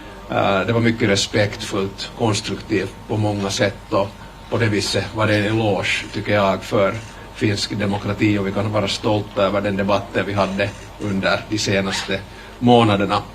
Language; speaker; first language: Swedish; native; Swedish